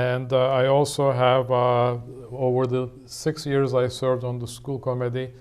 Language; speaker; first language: English; non-native, fluent; Turkish